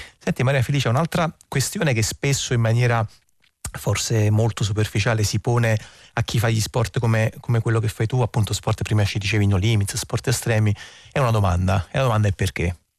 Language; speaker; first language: Italian; native; Italian